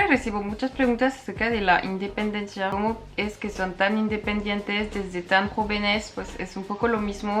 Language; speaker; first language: Spanish; non-native, fluent; French